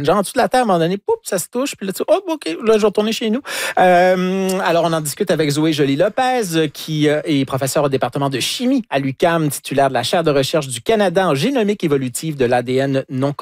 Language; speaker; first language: French; native; French